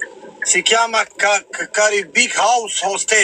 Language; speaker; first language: Italian; non-native, fluent; Albanian